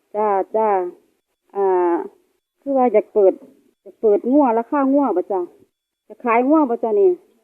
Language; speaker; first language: Thai; native; Thai